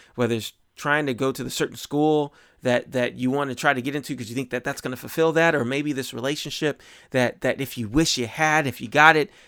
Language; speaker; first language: English; native; English